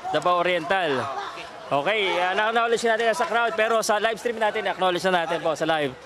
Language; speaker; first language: Filipino; non-native, local second language; Cebuano